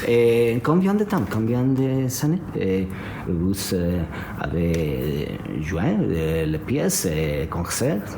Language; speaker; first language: French; non-native, learner; Spanish